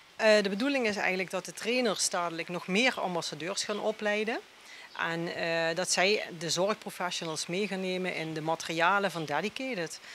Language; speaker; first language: Dutch; native; Dutch